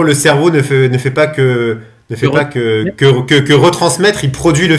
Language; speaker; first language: French; native; French